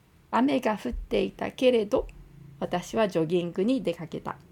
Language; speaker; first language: Japanese; native; Japanese